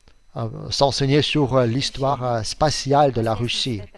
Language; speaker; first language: French; non-native, fluent; Russian